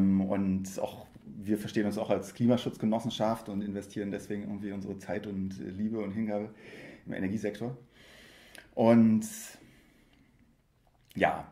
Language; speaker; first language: German; native; German